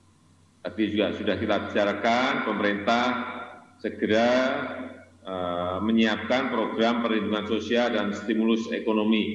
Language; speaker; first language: Indonesian; non-native, local second language; Javanese